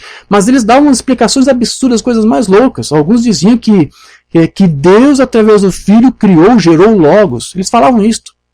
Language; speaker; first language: Portuguese; native; Portuguese